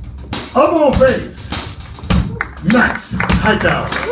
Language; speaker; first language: English; native; English